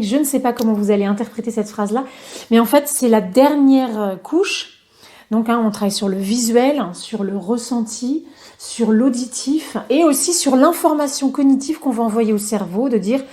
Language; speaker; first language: French; native; French